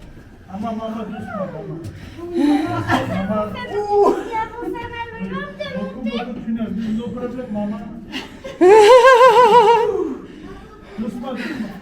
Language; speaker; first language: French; non-native, learner; Turkish